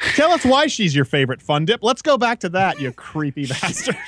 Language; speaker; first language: English; native; English